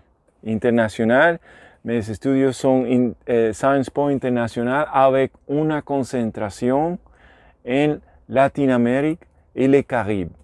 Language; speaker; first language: French; non-native, learner; Spanish